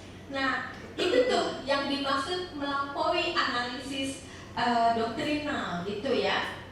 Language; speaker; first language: Indonesian; native; Indonesian